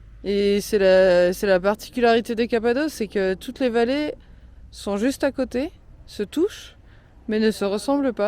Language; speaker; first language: French; native; French